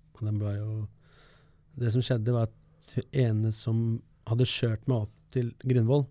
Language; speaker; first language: Norwegian; early bilingual, other home language; Kurdish